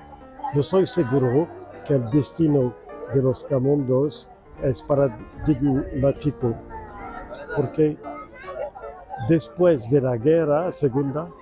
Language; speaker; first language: Spanish; non-native, fluent; French